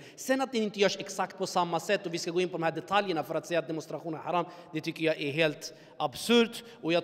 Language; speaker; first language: Swedish; native; Swedish